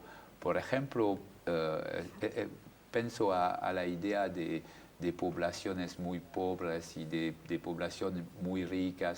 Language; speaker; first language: Spanish; non-native, fluent; French